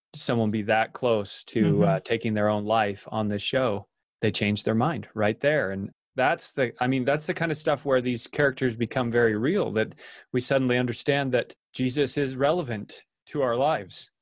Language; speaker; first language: English; native; English